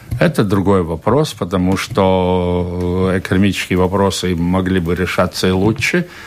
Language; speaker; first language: Russian; non-native, local second language; Latvian